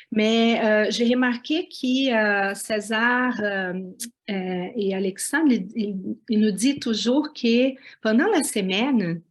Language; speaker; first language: French; non-native, fluent; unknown